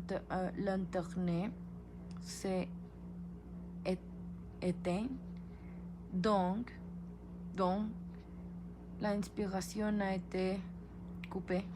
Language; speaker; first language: French; non-native, learner; Spanish